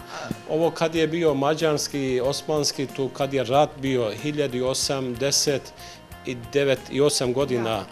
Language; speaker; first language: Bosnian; early bilingual, heritage; Bosnian